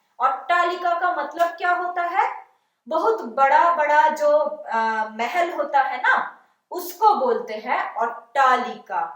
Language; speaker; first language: Hindi; non-native, local second language; Bangla